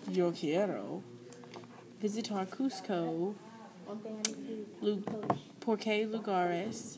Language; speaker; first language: Spanish; non-native, learner; English